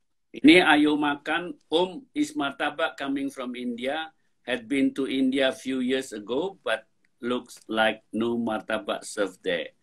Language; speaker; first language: English; non-native, fluent; Indonesian